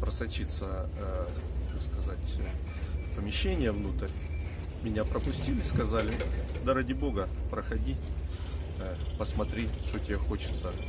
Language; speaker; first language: Russian; native; Russian